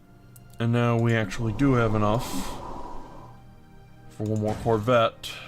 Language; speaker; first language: English; native; English